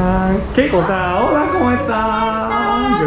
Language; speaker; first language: Spanish; non-native, learner; Japanese